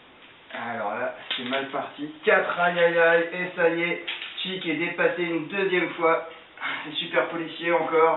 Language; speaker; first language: French; native; French